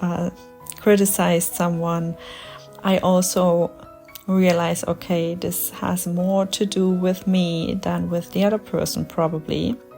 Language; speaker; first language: English; non-native, fluent; German